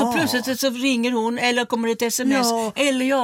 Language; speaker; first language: Swedish; native; Swedish